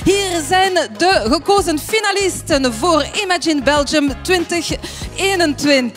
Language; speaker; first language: Dutch; non-native, fluent; French